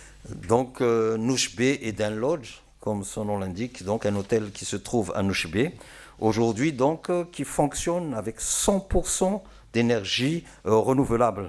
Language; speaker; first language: French; non-native, local second language; Malagasy